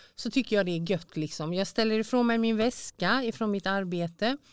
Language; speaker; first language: Swedish; native; Swedish